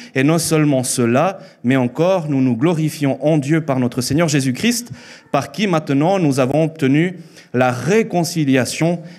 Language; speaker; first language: French; early bilingual, other home language; Spanish